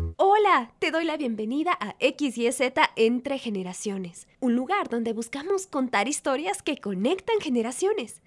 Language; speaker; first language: Spanish; native; Spanish